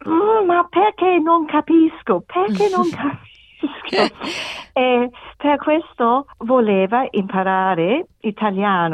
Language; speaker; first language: Italian; non-native, learner; German